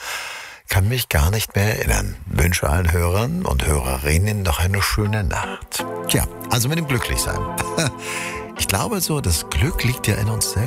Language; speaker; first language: German; native; German